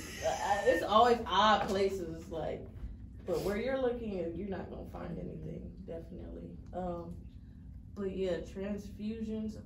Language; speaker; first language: English; native; English